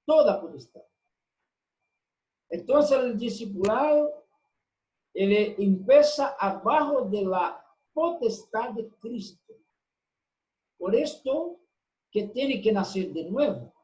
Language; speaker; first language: Spanish; non-native, fluent; Portuguese